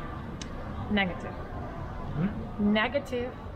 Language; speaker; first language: English; non-native, fluent; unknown